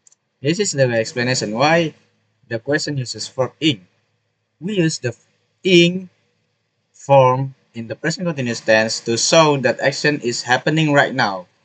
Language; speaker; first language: English; non-native, learner; Indonesian